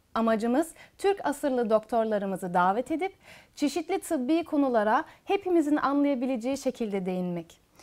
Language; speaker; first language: Turkish; early bilingual, heritage; Turkish